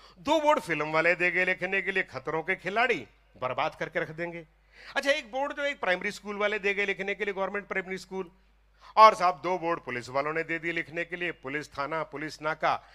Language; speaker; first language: Hindi; non-native, local second language; Punjabi